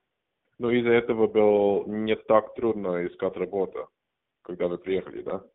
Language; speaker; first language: Russian; non-native, learner; English